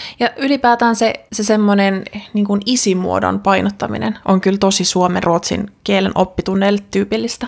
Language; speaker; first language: Finnish; native; Finnish